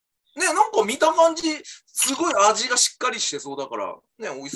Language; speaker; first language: Japanese; native; Japanese